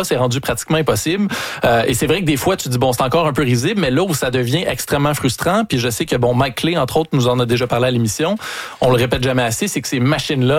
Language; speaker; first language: French; native; French